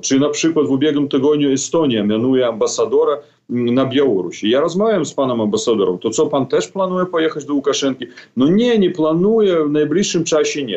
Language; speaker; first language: Polish; non-native, fluent; Belarusian